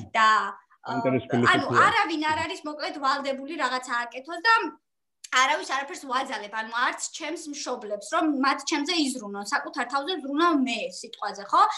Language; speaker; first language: Georgian; native; Georgian